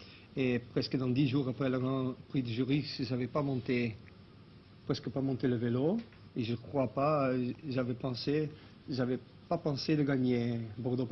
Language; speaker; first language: French; non-native, local second language; Dutch